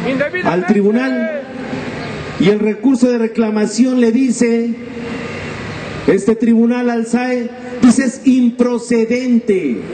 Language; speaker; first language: Spanish; native; Spanish